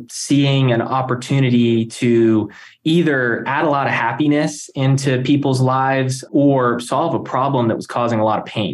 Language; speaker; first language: English; native; English